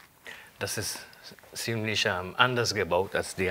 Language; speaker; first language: German; non-native, fluent; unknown